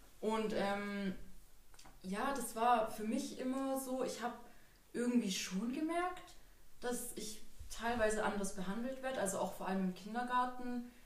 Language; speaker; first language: German; native; German